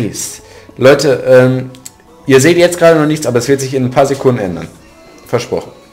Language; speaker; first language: German; native; German